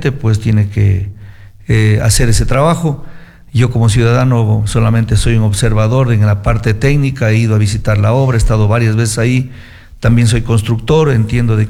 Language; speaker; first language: Spanish; native; Spanish